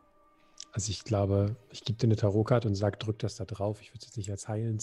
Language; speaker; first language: German; native; German